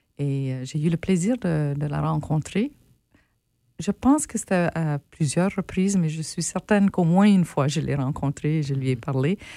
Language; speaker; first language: French; native; French